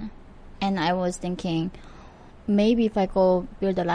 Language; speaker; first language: English; non-native, fluent; Korean